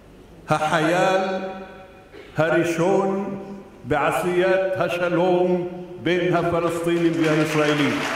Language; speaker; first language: Hebrew; non-native, local second language; Arabic